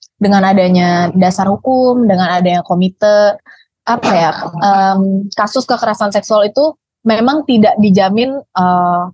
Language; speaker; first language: Indonesian; native; Indonesian